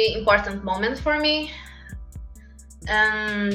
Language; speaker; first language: English; non-native, fluent; Portuguese